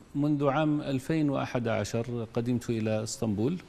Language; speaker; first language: Arabic; native; Arabic